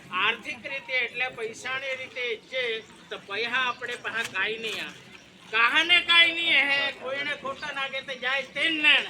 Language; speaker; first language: Gujarati; non-native, local second language; Bhili